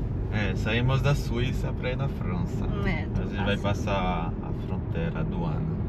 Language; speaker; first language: Portuguese; non-native, fluent; French